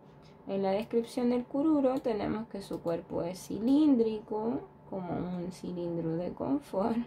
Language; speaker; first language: Spanish; native; Spanish